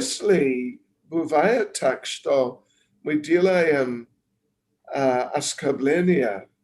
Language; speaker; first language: Russian; non-native, learner; English